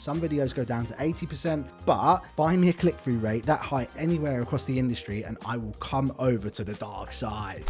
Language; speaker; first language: English; native; English